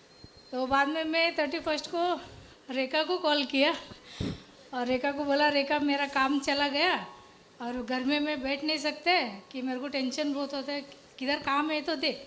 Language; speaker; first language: Hindi; non-native, local second language; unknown